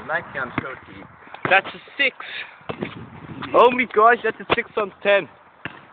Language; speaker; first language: English; non-native, learner; Dutch